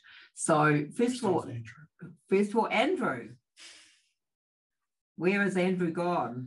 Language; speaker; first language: English; native; English